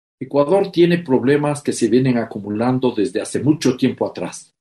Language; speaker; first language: Spanish; native; Spanish